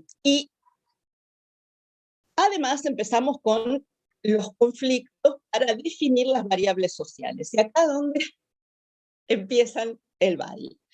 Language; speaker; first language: Spanish; native; Spanish